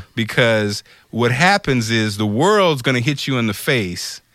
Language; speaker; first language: English; native; English